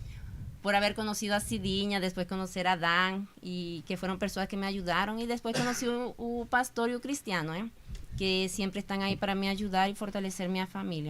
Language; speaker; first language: Portuguese; non-native, fluent; Spanish